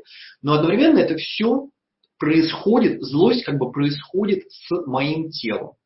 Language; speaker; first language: Russian; native; Russian